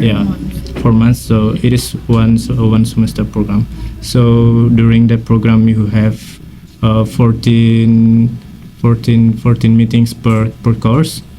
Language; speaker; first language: English; non-native, fluent; Indonesian